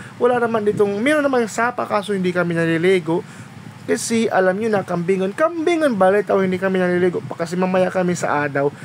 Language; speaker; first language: Filipino; non-native, local second language; Waray